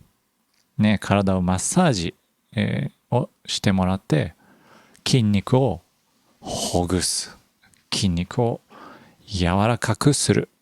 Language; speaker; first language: Japanese; native; Japanese